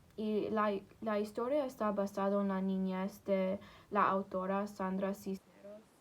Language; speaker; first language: Spanish; non-native, fluent; English